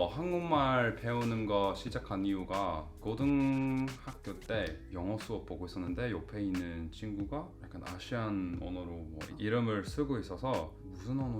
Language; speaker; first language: Korean; non-native, fluent; English